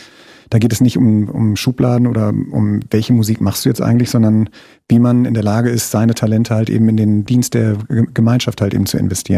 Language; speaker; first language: German; native; German